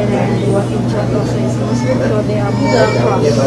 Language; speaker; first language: English; non-native, learner; Indonesian